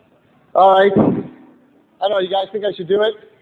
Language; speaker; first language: English; native; English